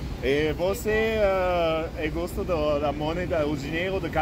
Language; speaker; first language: Portuguese; non-native, learner; French